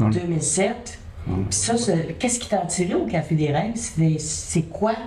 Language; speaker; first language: French; native; French